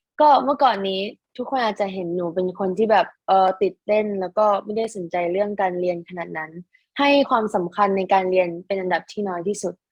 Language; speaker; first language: Thai; native; Thai